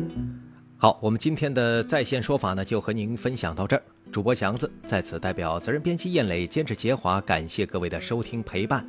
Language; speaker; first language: Chinese; native; Chinese